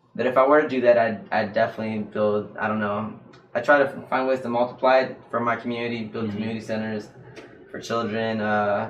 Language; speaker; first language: English; native; English